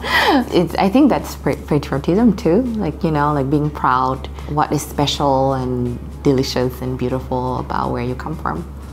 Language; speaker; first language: English; non-native, fluent; Vietnamese